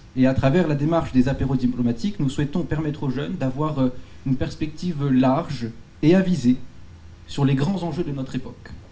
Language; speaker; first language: French; native; French